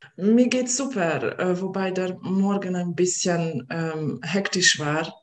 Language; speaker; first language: German; non-native, fluent; Hungarian